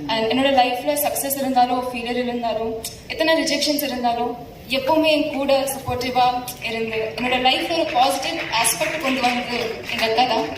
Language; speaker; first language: Tamil; non-native, fluent; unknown